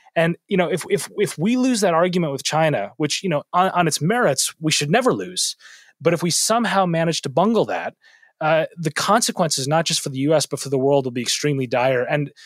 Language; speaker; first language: English; native; English